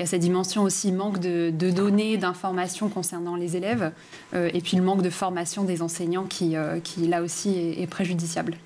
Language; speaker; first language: French; native; French